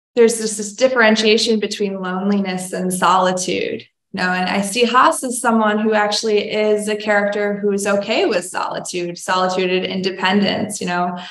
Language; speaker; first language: English; native; English